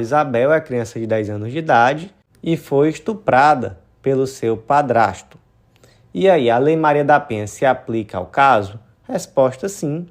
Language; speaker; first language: Portuguese; native; Portuguese